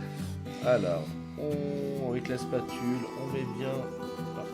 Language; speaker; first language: French; native; French